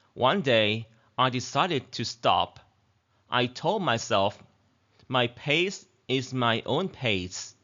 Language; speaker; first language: English; non-native, fluent; Thai